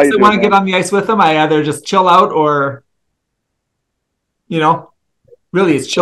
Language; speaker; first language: English; native; English